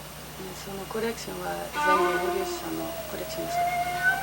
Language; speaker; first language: Japanese; non-native, learner; English